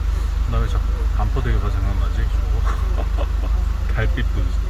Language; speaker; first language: Korean; native; Korean